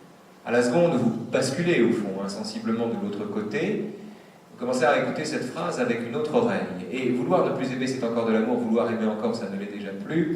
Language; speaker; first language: French; native; French